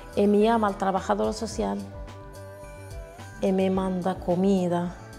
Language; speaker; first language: Spanish; non-native, learner; Arabic